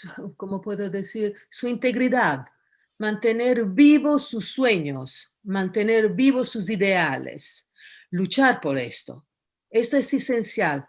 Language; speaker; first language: Spanish; non-native, fluent; Italian